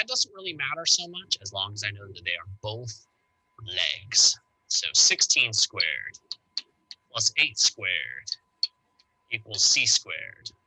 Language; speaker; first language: English; native; English